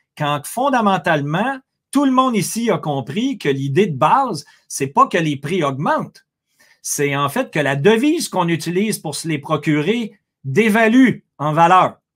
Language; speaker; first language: French; native; French